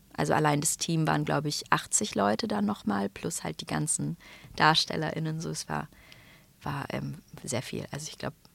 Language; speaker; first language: German; native; German